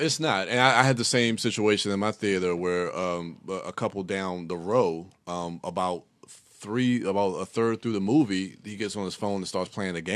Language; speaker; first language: English; native; English